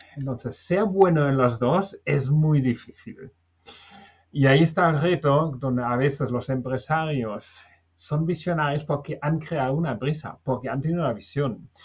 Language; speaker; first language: Spanish; non-native, fluent; German